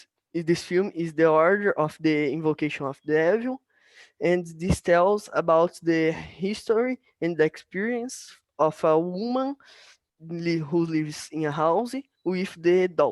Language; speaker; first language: English; non-native, learner; Portuguese